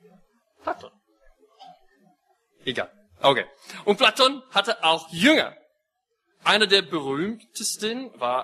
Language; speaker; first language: German; non-native, fluent; English